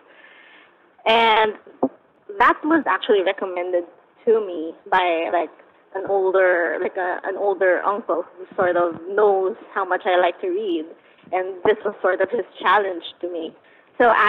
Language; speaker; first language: English; non-native, local second language; Filipino